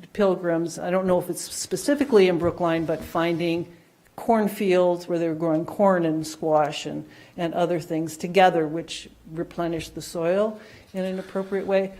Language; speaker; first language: English; non-native, fluent; Dutch